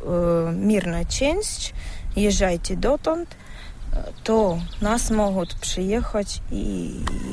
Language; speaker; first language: Polish; non-native, learner; Ukrainian